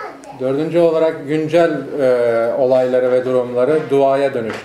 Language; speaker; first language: Turkish; native; Turkish